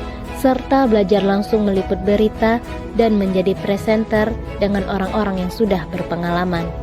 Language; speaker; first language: Indonesian; native; Indonesian